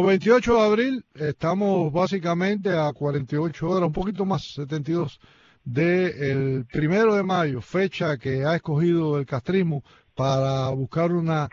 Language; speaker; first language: Spanish; native; Spanish